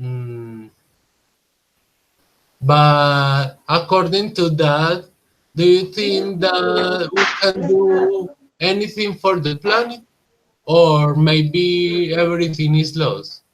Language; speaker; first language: English; non-native, learner; Spanish